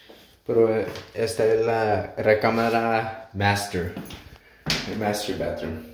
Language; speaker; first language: Spanish; early bilingual, heritage; English